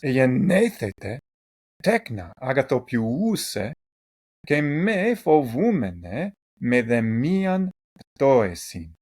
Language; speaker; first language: Greek; non-native, learner; English